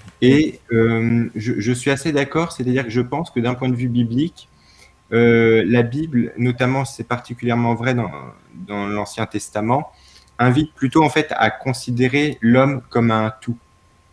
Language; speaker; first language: French; native; French